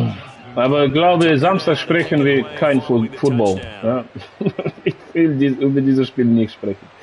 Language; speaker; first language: German; non-native, learner; Russian